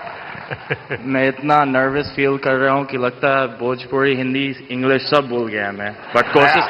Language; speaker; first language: Hindi; non-native, fluent; English